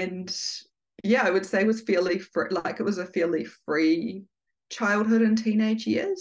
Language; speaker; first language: English; native; English